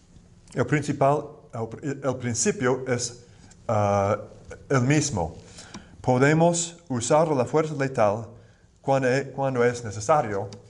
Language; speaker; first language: Spanish; non-native, fluent; English